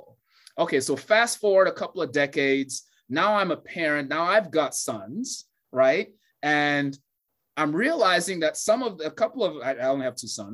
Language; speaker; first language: English; non-native, local second language; Yoruba